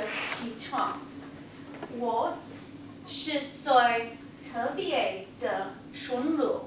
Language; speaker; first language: Chinese; non-native, learner; English